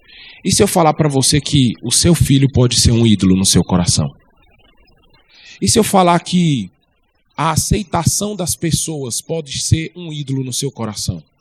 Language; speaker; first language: Portuguese; native; Portuguese